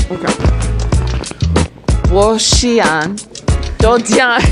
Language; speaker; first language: Chinese; non-native, learner; English